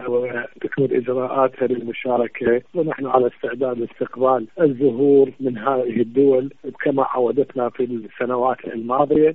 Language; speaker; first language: Arabic; native; Arabic